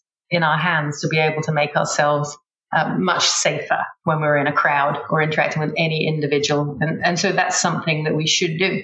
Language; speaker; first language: English; native; English